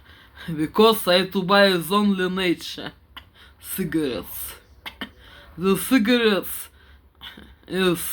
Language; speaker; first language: English; non-native, learner; Russian